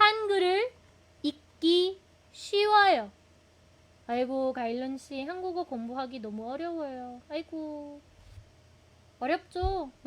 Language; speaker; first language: Korean; non-native, fluent; Filipino